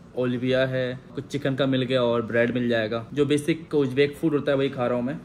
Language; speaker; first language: Hindi; native; Hindi